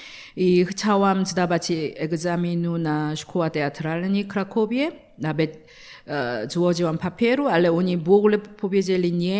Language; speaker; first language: Polish; non-native, learner; Korean